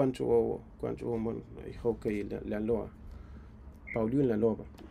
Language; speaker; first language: Chinese; non-native, fluent; Arabic